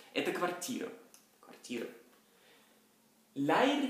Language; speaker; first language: Russian; non-native, fluent; Norwegian